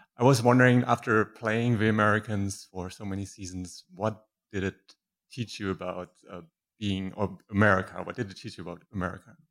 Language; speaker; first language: English; native; English